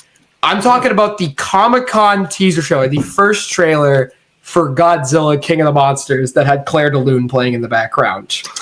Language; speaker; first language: English; native; English